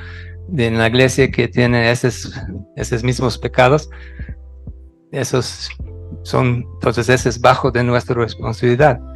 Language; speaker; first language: Spanish; non-native, fluent; English